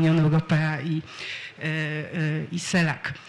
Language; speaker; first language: Spanish; non-native, fluent; Polish